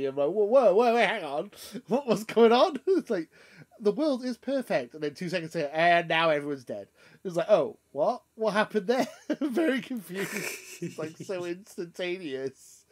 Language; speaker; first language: English; native; English